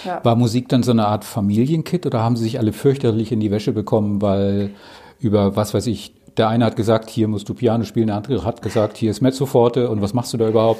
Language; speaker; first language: German; native; German